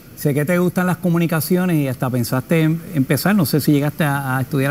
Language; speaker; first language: Spanish; native; Spanish